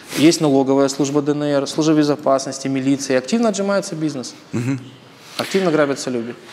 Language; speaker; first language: Russian; native; Russian